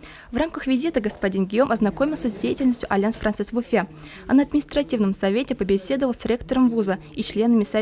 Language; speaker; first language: Russian; native; Russian